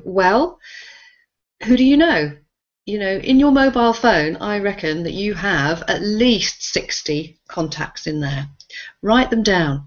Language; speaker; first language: English; native; English